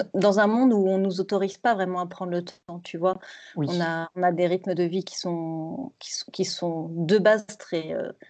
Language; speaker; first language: French; native; French